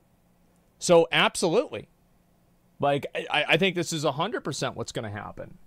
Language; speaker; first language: English; native; English